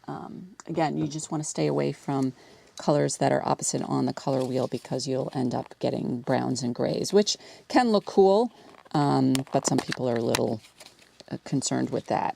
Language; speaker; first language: English; native; English